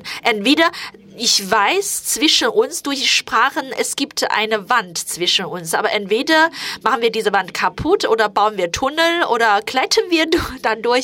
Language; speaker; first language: German; non-native, fluent; Chinese